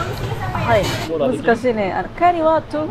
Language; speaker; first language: Japanese; non-native, learner; Arabic